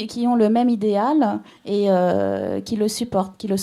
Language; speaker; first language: French; native; French